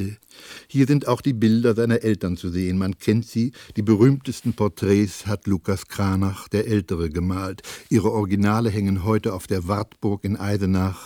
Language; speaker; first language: German; native; German